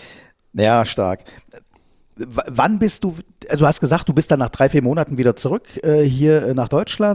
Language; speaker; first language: German; native; German